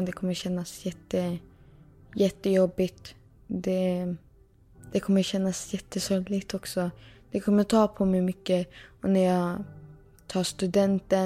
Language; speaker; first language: Swedish; early bilingual, other home language; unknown